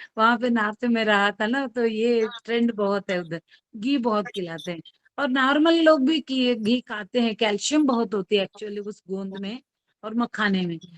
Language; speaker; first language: Hindi; non-native, local second language; Telugu